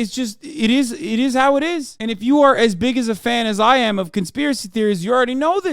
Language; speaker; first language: English; native; English